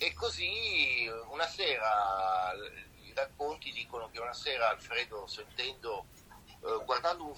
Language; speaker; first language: Italian; native; Italian